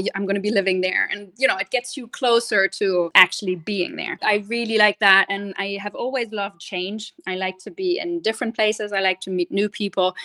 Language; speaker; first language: English; non-native, fluent; German